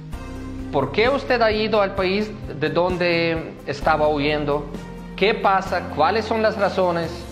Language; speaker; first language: Spanish; non-native, fluent; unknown